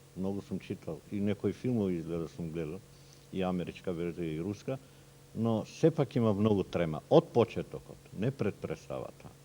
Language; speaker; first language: Macedonian; non-native, local second language; Turkish